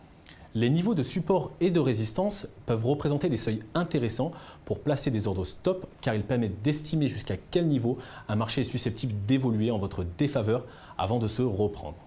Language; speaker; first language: French; native; French